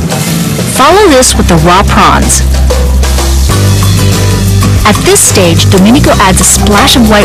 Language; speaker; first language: English; early bilingual, other home language; Italian